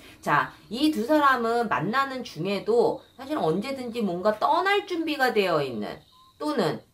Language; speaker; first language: Korean; native; Korean